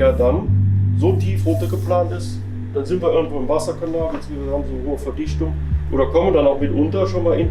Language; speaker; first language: German; native; German